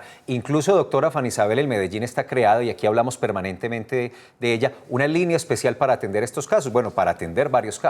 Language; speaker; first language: Spanish; native; Spanish